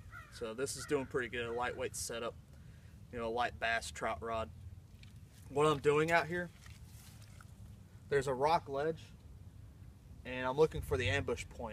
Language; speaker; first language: English; native; English